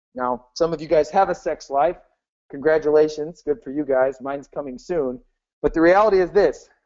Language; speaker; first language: English; native; English